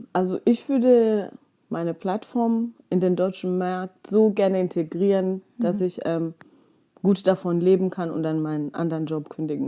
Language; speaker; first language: German; early bilingual, other home language; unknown